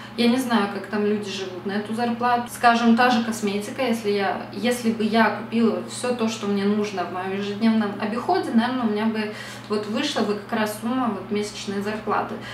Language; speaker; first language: Russian; native; Russian